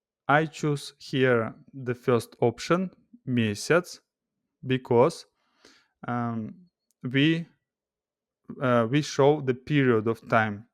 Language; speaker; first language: English; non-native, fluent; Russian